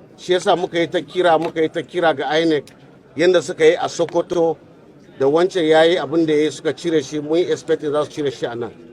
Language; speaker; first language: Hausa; native; Hausa